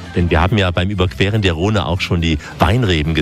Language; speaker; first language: German; native; German